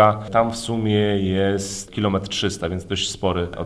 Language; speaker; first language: Polish; native; Polish